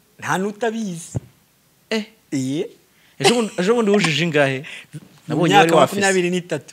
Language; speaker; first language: Kinyarwanda; early bilingual, heritage; Kinyarwanda